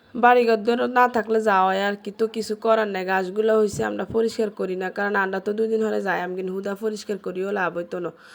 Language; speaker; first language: Bangla; native; Bangla